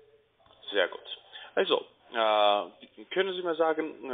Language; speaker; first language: German; non-native, learner; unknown